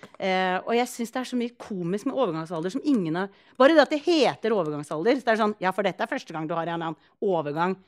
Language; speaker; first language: Norwegian; early bilingual, other home language; Icelandic